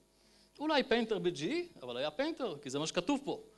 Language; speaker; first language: Hebrew; native; Hebrew